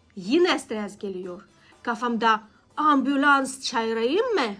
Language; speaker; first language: Turkish; non-native, learner; Russian